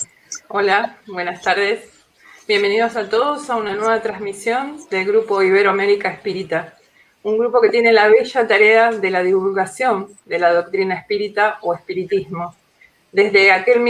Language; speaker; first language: Spanish; native; Spanish